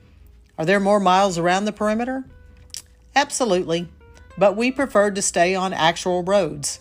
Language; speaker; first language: English; native; English